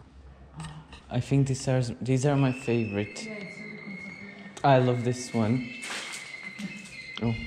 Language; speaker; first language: English; non-native, fluent; Slovak